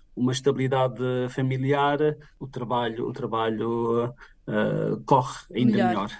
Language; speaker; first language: Portuguese; native; Portuguese